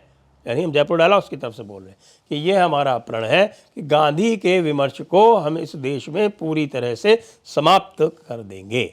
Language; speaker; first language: Hindi; native; Hindi